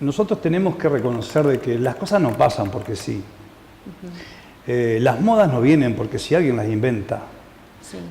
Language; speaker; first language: Spanish; native; Spanish